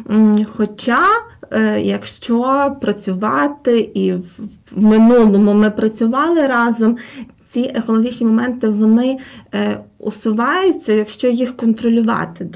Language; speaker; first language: Ukrainian; native; Ukrainian